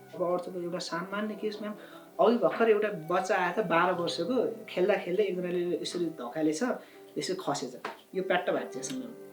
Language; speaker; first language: Nepali; native; Nepali